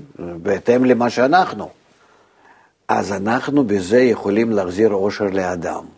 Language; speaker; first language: Hebrew; non-native, fluent; Russian